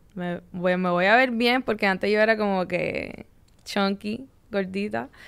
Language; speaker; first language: Spanish; early bilingual, heritage; Spanish